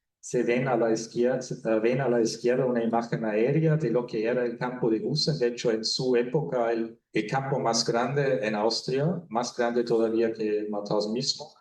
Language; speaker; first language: Spanish; non-native, fluent; German